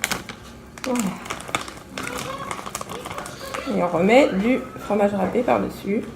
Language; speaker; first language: French; native; French